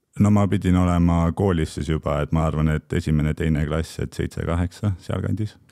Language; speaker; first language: Estonian; native; Estonian